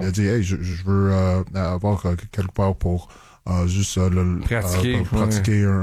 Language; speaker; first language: French; non-native, local second language; English